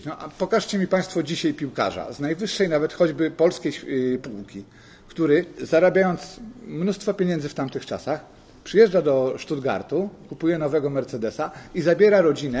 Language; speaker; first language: Polish; native; Polish